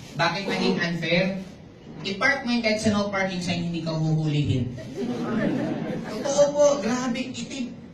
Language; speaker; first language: Filipino; non-native, local second language; Bikol